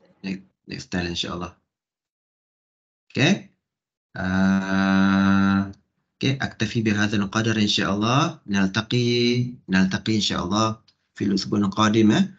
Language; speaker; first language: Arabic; non-native, fluent; Malay